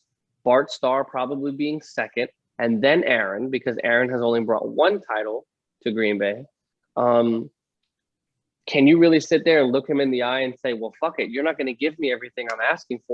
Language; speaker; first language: English; native; English